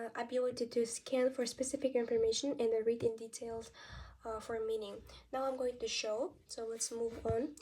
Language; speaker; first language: English; non-native, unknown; Kazakh